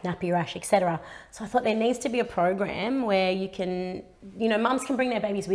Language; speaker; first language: English; native; English